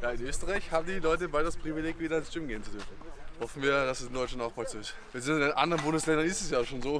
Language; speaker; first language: German; native; German